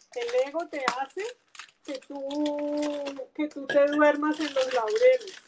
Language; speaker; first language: Spanish; native; Spanish